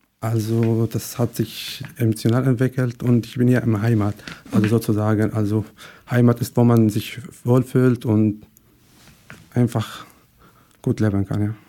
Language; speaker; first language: German; non-native, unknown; Arabic